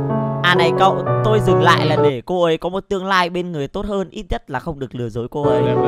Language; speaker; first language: Vietnamese; native; Vietnamese